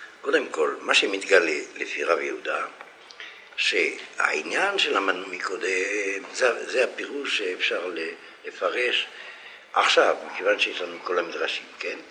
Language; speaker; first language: Hebrew; non-native, fluent; French